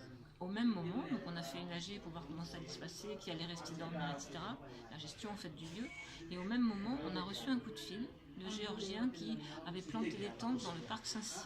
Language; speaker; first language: French; native; French